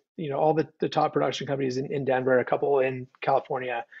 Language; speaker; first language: English; native; English